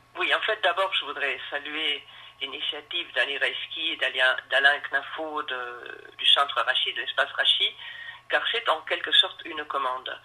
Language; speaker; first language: French; non-native, fluent; Spanish